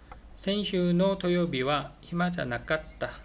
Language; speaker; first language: Japanese; non-native, learner; Korean